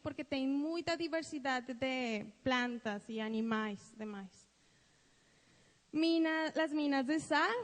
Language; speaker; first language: Portuguese; non-native, fluent; Spanish